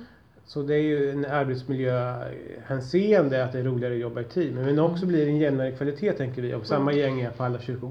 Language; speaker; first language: Swedish; native; Swedish